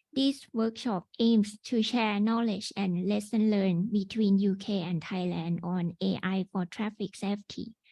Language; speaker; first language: English; non-native, fluent; Thai